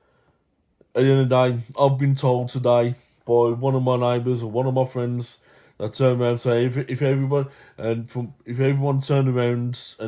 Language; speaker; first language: English; native; English